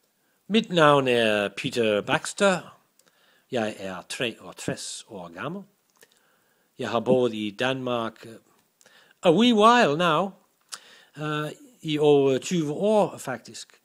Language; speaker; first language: Danish; non-native, fluent; English